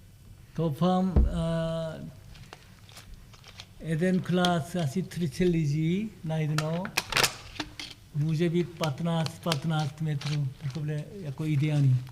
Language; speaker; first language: Czech; non-native, learner; Korean